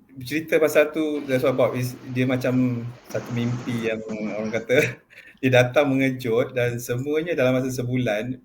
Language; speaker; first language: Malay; native; Malay